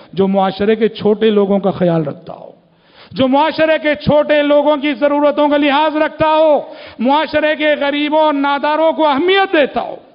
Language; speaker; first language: Urdu; native; Urdu